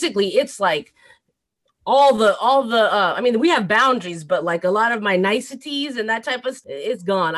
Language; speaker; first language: English; native; English